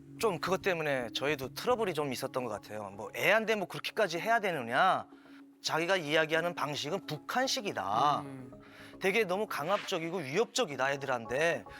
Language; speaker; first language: Korean; native; Korean